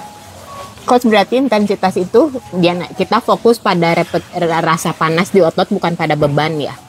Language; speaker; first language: Indonesian; native; Indonesian